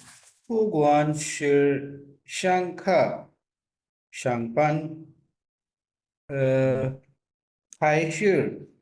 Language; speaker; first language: Chinese; non-native, learner; Urdu